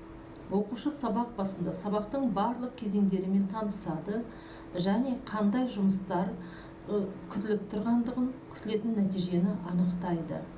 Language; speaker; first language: Kazakh; native; Kazakh